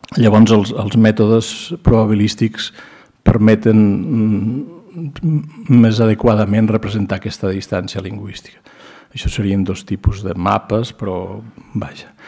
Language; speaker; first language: Catalan; native; Catalan